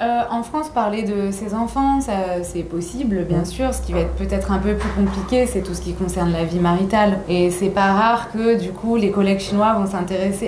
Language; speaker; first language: French; native; French